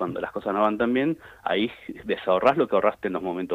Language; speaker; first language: Spanish; native; Spanish